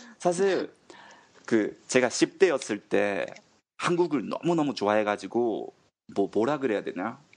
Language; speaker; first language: Korean; non-native, fluent; Japanese